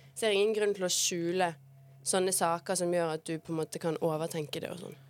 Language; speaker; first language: Norwegian; early bilingual, other home language; Bosnian